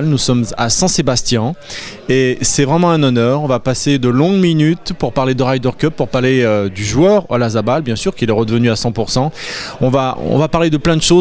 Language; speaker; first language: French; native; French